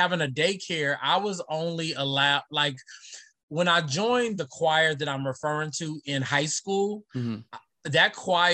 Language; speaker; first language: English; native; English